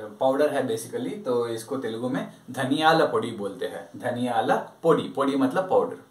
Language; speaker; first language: Hindi; non-native, local second language; Telugu